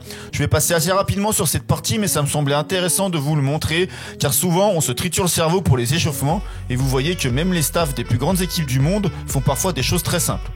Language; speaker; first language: French; native; French